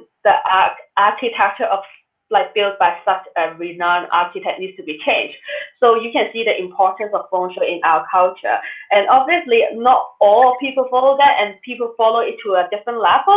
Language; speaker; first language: English; non-native, local second language; Cantonese